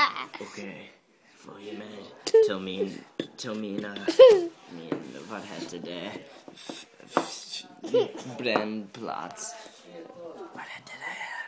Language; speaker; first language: Swedish; non-native, learner; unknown